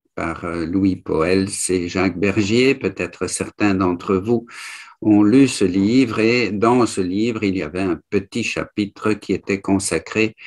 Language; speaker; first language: French; native; French